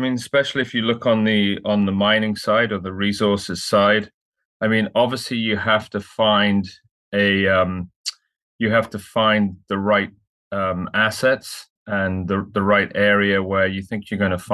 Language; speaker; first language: English; native; English